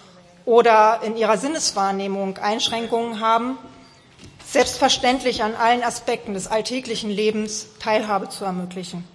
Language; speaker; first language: German; native; German